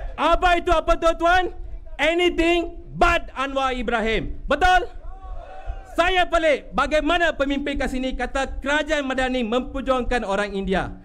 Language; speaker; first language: Malay; non-native, local second language; Tamil